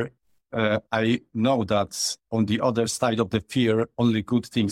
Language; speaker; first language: English; non-native, fluent; Polish